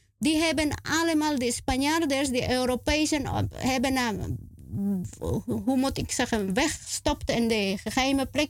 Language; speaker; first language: Dutch; non-native, learner; Spanish